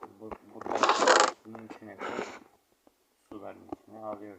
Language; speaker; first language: Turkish; native; Turkish